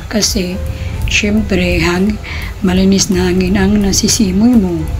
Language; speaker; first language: Filipino; non-native, local second language; Cebuano